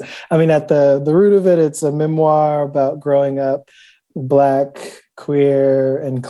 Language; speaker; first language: English; native; English